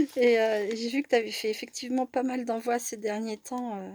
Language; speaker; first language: French; native; French